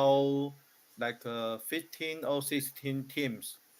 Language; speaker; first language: English; non-native, learner; Chinese